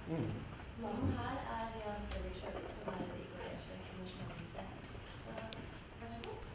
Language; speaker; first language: Norwegian; native; Norwegian